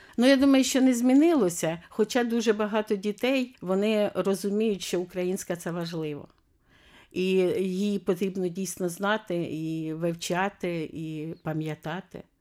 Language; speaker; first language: Ukrainian; native; Ukrainian